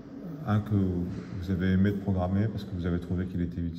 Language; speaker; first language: French; native; French